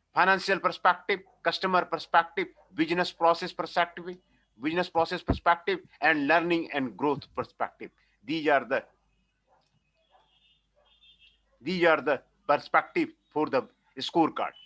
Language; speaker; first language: English; non-native, local second language; Hindi